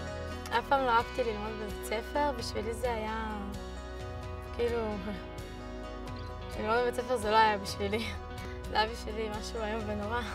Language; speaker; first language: Hebrew; early bilingual, other home language; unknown